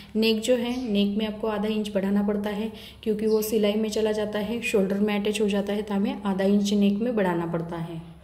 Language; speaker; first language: Hindi; non-native, local second language; Marathi